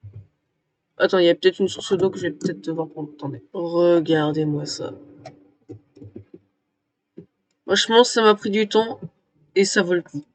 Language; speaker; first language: French; native; French